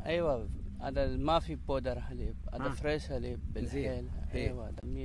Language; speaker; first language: Arabic; non-native, learner; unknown